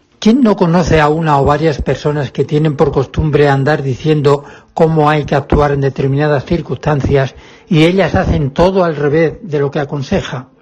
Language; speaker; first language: Spanish; native; Spanish